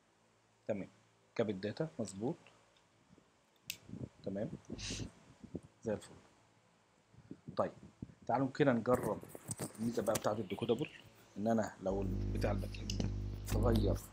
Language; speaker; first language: Arabic; native; Arabic